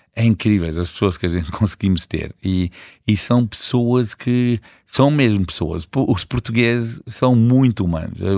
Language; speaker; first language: Portuguese; early bilingual, heritage; Portuguese